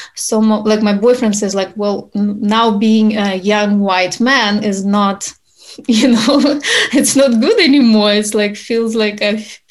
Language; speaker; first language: English; non-native, fluent; Ukrainian